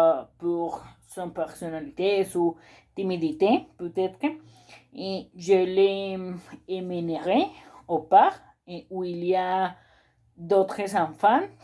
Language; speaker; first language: French; non-native, learner; Spanish